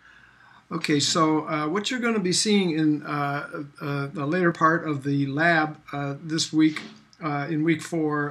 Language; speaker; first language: English; native; English